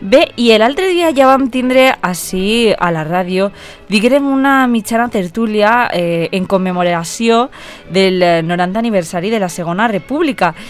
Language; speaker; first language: Catalan; native; Catalan